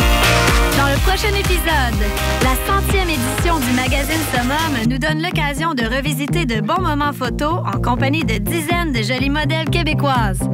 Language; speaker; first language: French; native; French